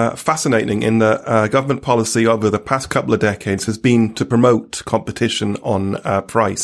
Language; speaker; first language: English; native; English